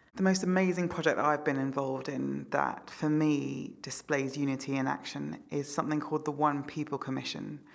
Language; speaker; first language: English; native; English